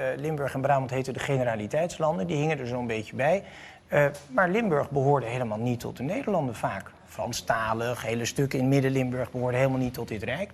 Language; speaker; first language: Dutch; native; Dutch